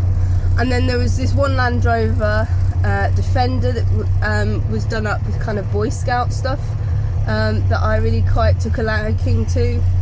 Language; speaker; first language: English; native; English